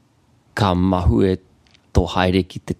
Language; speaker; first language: Māori; non-native, local second language; English